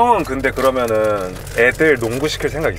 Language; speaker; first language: Korean; native; Korean